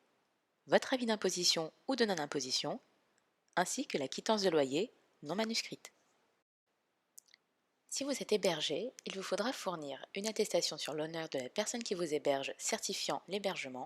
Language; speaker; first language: French; native; French